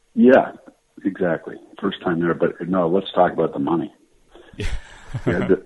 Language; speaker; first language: English; native; English